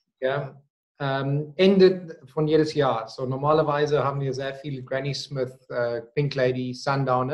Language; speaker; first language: German; non-native, fluent; Afrikaans